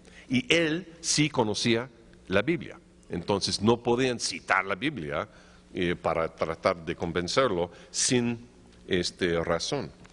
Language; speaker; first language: Spanish; non-native, fluent; English